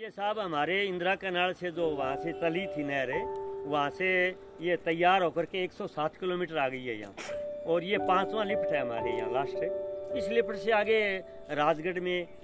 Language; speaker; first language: Hindi; native; Hindi